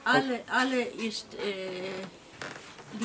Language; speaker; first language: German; non-native, learner; Danish